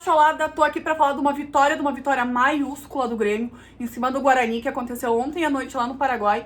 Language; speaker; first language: Portuguese; native; Portuguese